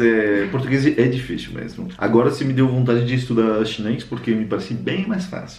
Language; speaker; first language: Portuguese; non-native, fluent; French